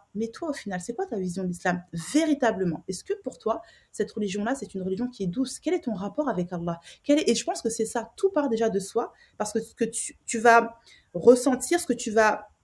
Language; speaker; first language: French; native; French